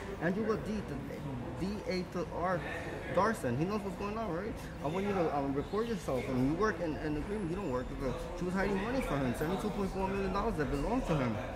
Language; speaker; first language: English; early bilingual, other home language; Spanish